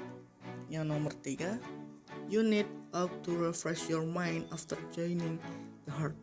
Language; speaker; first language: English; non-native, learner; Indonesian